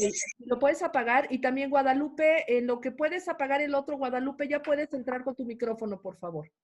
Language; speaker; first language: Spanish; native; Spanish